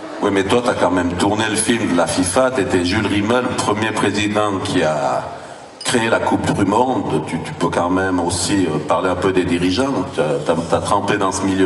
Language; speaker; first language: French; native; French